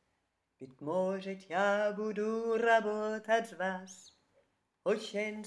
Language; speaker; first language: Russian; non-native, learner; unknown